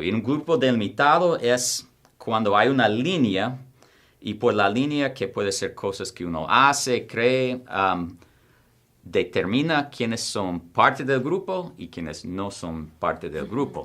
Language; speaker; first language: Spanish; non-native, fluent; English